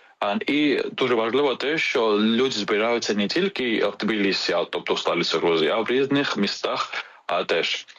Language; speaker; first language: Ukrainian; non-native, fluent; Georgian